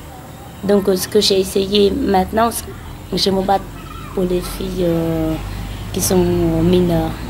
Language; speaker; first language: French; non-native, learner; Khmer